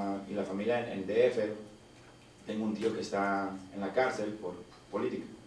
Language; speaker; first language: Spanish; early bilingual, heritage; Spanish